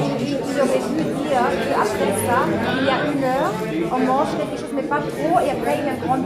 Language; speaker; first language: French; non-native, fluent; German